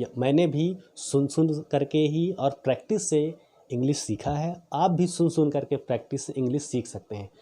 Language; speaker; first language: Hindi; native; Hindi